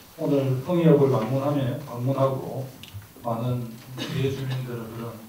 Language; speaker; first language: Korean; native; Korean